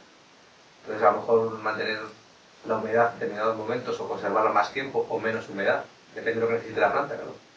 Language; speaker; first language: Spanish; native; Spanish